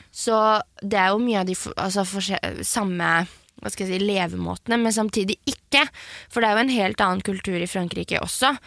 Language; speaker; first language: Norwegian; early bilingual, other home language; French